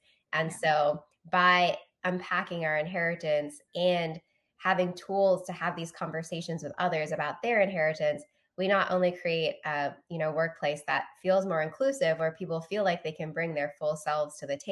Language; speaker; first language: English; native; English